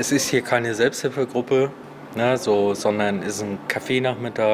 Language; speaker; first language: German; native; German